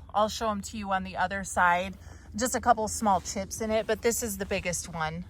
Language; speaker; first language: English; native; English